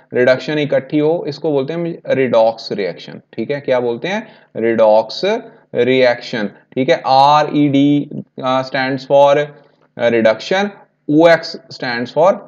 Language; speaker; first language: Hindi; non-native, local second language; Punjabi